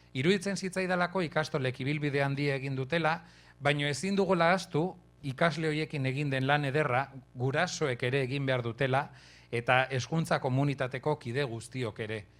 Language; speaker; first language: Basque; non-native, local second language; Spanish